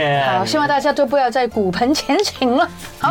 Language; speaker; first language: Chinese; native; Chinese